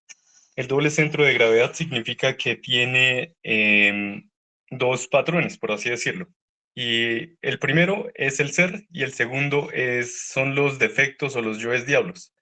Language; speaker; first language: Spanish; native; Spanish